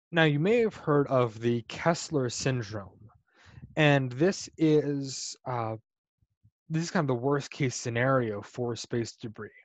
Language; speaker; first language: English; native; English